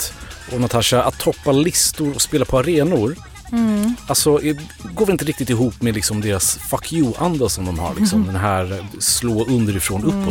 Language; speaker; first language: Swedish; native; Swedish